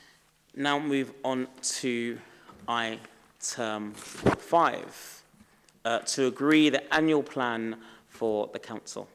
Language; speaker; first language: English; native; English